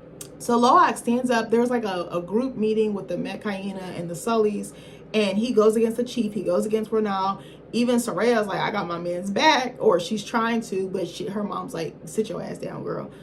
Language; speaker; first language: English; native; English